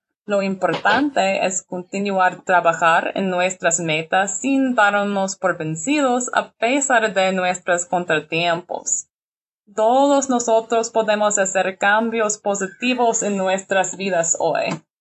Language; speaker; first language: Spanish; non-native, learner; English